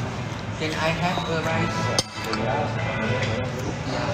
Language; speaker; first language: English; non-native, learner; Vietnamese